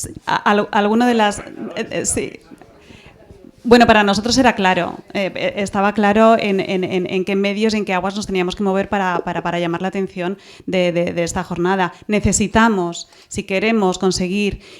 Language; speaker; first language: Spanish; native; Spanish